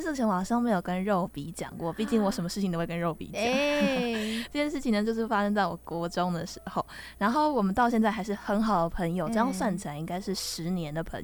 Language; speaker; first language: Chinese; native; Chinese